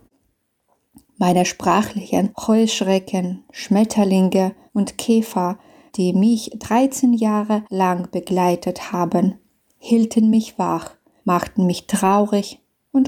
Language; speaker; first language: German; non-native, fluent; Belarusian